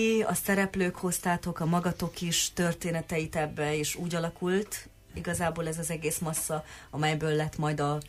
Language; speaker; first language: Hungarian; native; Hungarian